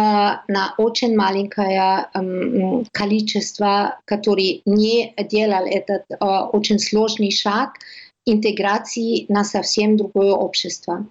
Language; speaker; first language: Russian; non-native, learner; German